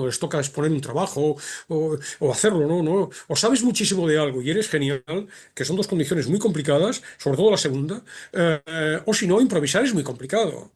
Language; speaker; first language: Spanish; native; Spanish